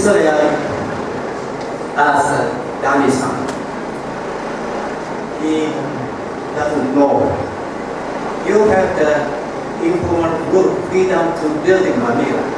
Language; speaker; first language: English; non-native, learner; Japanese